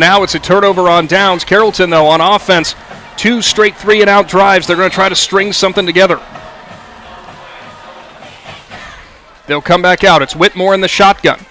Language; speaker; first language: English; native; English